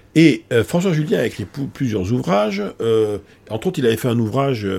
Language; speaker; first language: French; native; French